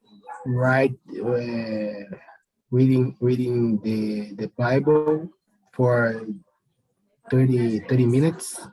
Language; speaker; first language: English; non-native, learner; Portuguese